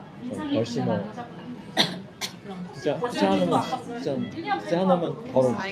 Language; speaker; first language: Korean; non-native, learner; Japanese